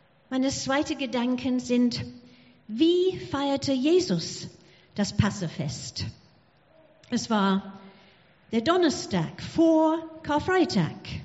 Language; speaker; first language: German; non-native, fluent; English